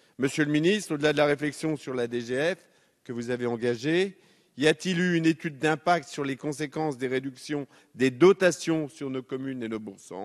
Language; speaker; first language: French; native; French